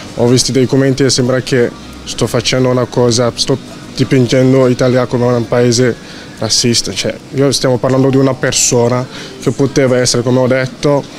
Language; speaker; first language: Italian; non-native, fluent; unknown